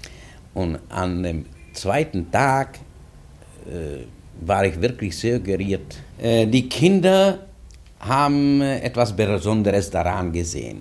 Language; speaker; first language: German; non-native, fluent; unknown